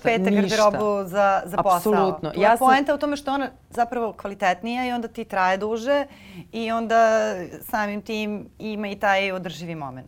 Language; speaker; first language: Serbian; native; Serbian